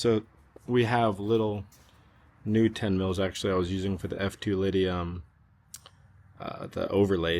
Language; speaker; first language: English; native; English